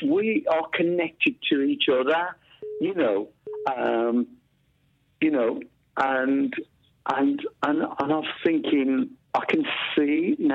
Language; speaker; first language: English; native; English